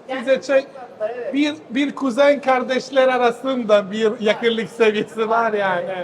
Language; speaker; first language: Turkish; non-native, fluent; Italian